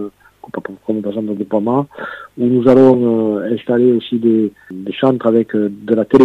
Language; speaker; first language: French; native; French